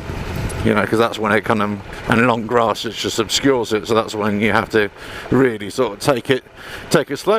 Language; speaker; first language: English; native; English